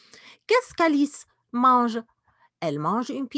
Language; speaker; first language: French; non-native, fluent; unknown